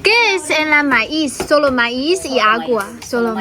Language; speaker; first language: Spanish; non-native, learner; Chinese